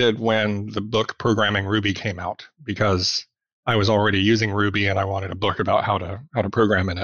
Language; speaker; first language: English; native; English